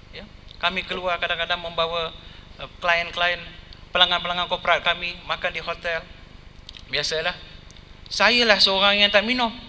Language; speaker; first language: Malay; non-native, local second language; Tamil